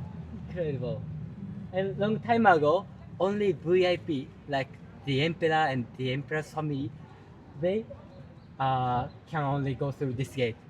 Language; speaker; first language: English; non-native, learner; Japanese